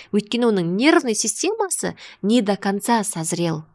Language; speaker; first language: Russian; non-native, local second language; Kazakh